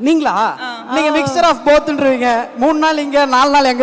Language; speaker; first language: Tamil; native; Tamil